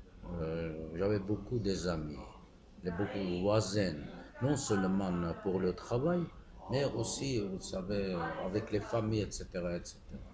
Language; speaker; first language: French; non-native, fluent; Armenian